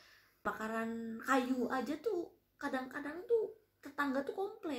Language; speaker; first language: Indonesian; non-native, local second language; Javanese